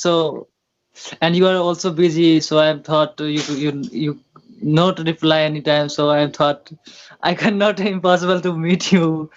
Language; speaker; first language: English; non-native, learner; Hindi